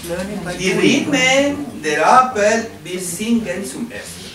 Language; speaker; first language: German; non-native, learner; Spanish